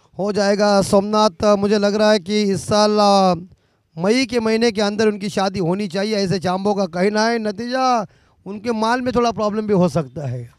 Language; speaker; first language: Hindi; non-native, local second language; Marathi